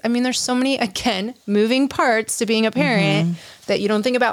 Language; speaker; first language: English; native; English